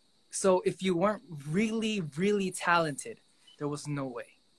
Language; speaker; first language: English; early bilingual, other home language; Korean